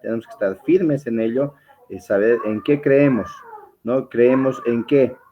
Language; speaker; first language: Spanish; native; Spanish